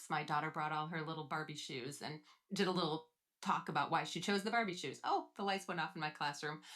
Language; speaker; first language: English; native; English